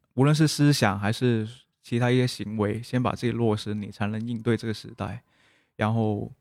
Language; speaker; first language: Chinese; non-native, local second language; Cantonese